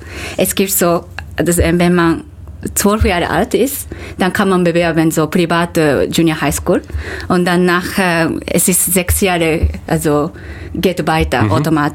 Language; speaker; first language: German; non-native, fluent; Japanese